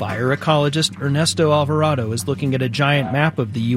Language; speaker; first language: English; native; English